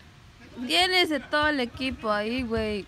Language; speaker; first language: Spanish; early bilingual, heritage; Spanish